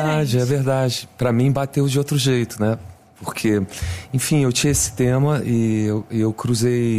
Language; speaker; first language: Portuguese; native; Portuguese